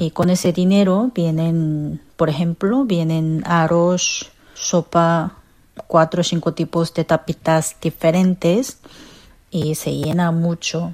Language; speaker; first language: Spanish; non-native, fluent; Korean